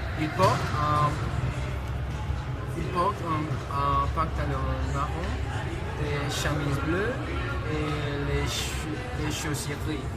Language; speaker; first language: French; non-native, learner; Spanish